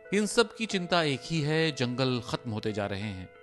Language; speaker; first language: Hindi; native; Hindi